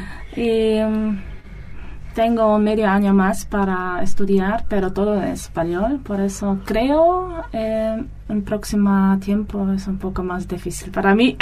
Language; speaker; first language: Spanish; non-native, learner; German